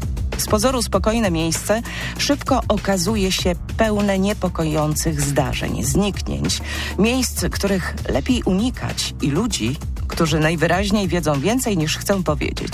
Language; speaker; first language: Polish; native; Polish